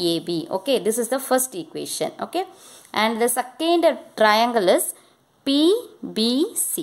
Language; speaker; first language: English; non-native, local second language; Tamil